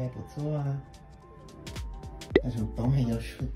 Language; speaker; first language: Chinese; non-native, learner; English